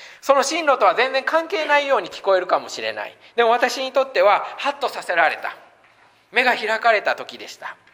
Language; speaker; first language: Japanese; native; Japanese